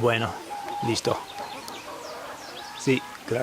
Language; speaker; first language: Spanish; non-native, learner; English